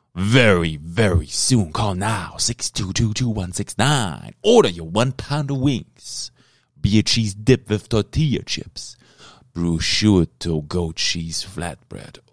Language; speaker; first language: English; non-native, fluent; German